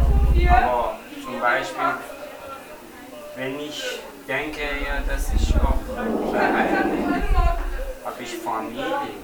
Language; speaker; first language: German; non-native, learner; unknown